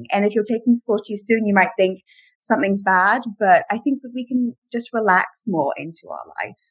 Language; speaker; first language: English; native; English